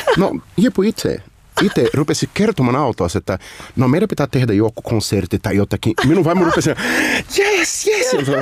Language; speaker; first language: Finnish; non-native, fluent; Portuguese